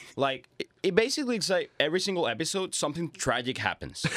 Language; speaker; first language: English; non-native, fluent; Spanish